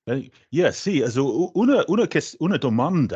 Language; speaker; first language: Italian; non-native, learner; English